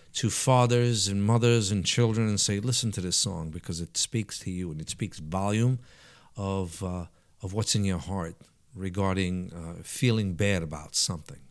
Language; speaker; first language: English; early bilingual, other home language; Italian